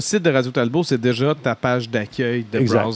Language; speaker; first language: French; native; French